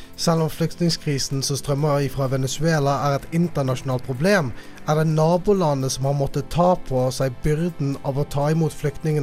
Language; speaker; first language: Norwegian; native; Norwegian